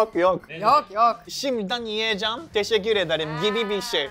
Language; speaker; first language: Turkish; non-native, fluent; Japanese